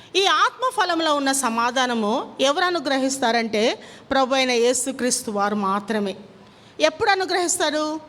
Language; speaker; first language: Telugu; non-native, local second language; Kannada